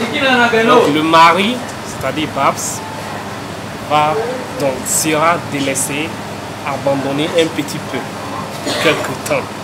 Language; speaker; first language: French; non-native, fluent; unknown